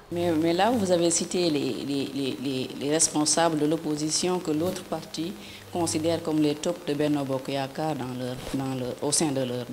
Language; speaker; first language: French; non-native, local second language; Wolof